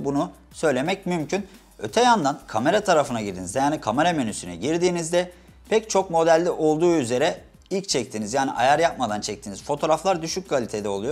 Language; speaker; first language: Turkish; native; Turkish